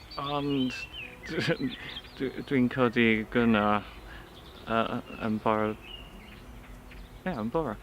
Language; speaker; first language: Welsh; non-native, learner; English